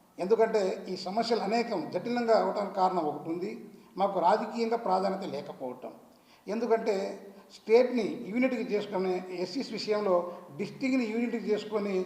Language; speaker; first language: Telugu; non-native, local second language; Lambadi